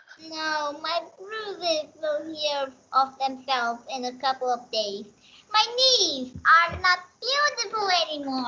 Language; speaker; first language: English; non-native, learner; Vietnamese